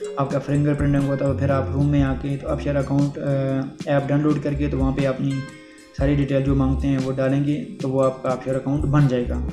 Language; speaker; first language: Urdu; non-native, local second language; Punjabi